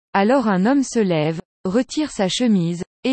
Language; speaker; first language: French; native; French